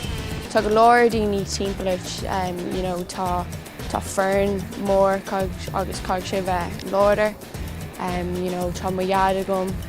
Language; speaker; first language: Irish; non-native, local second language; English